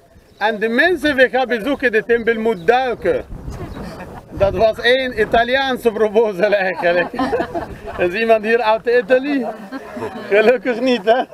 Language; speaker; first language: Dutch; non-native, learner; Arabic